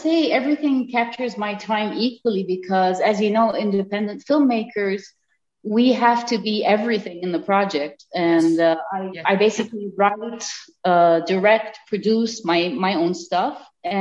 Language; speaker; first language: English; non-native, fluent; Arabic